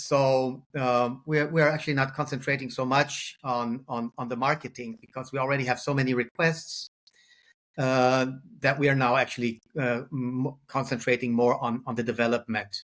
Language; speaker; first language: English; non-native, fluent; German